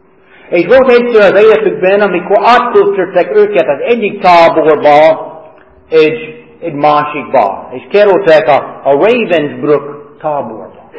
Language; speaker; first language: Hungarian; non-native, fluent; English